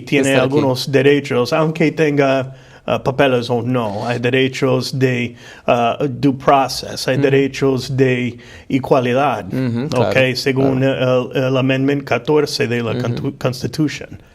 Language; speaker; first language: Spanish; non-native, fluent; English